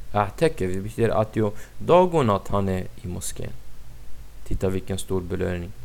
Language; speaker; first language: Swedish; non-native, fluent; Arabic